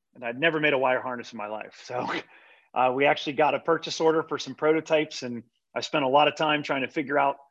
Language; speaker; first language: English; native; English